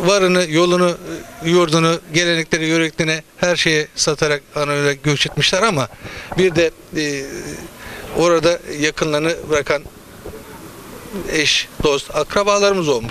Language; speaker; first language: Turkish; native; Turkish